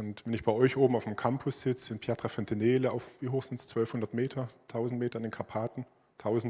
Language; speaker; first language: German; native; German